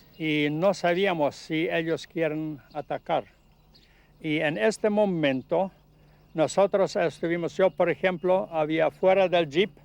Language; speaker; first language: Spanish; non-native, learner; Plautdietsch